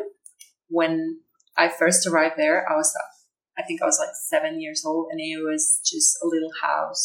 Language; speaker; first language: English; non-native, fluent; Spanish